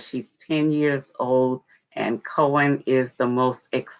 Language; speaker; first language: English; native; English